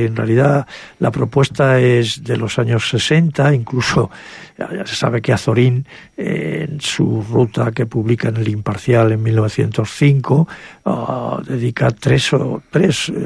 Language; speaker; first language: Spanish; native; Spanish